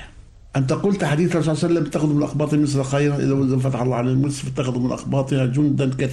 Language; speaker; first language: Arabic; native; Arabic